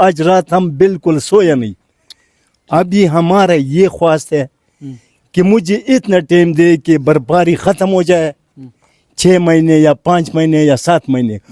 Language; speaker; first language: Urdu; non-native, learner; Pashto